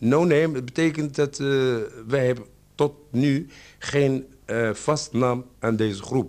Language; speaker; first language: Dutch; non-native, learner; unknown